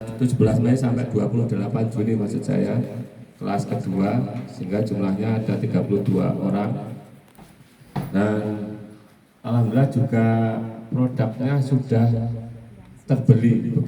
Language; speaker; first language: Indonesian; non-native, local second language; Javanese